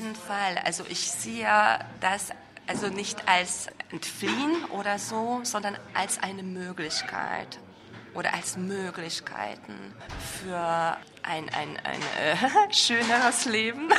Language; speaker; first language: German; non-native, fluent; Hungarian